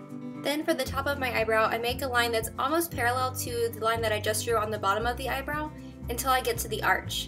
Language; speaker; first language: English; native; English